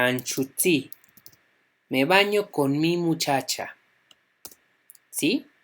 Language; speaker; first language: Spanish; non-native, local second language; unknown